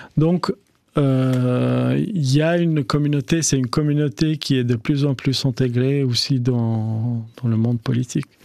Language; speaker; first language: French; non-native, fluent; Albanian